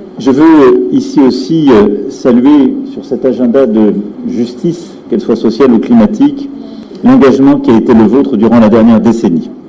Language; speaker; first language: French; native; French